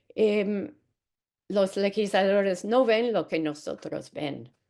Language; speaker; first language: Spanish; non-native, fluent; English